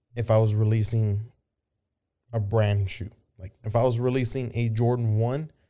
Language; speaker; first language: English; native; English